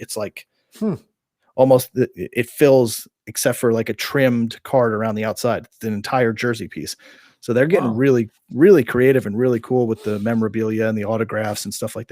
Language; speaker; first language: English; native; English